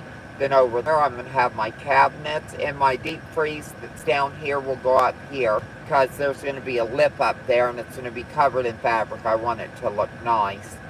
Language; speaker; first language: English; native; English